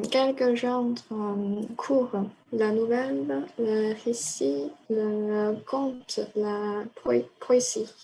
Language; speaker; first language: French; non-native, fluent; Chinese